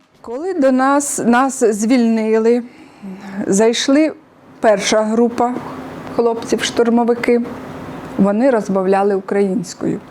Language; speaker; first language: Ukrainian; non-native, local second language; Russian